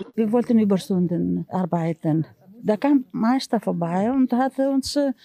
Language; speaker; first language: German; non-native, learner; Greek